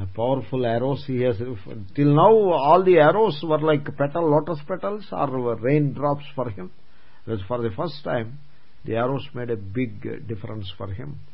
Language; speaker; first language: English; non-native, local second language; Telugu